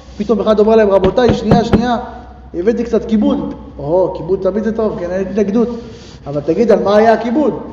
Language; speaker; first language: Hebrew; native; Hebrew